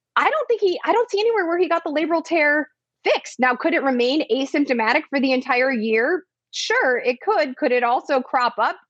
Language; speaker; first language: English; native; English